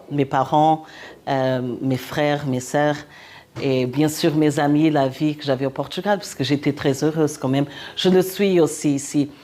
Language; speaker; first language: French; non-native, fluent; Portuguese